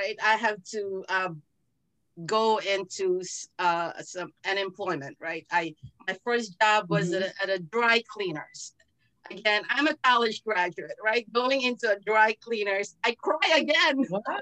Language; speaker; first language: English; non-native, local second language; Filipino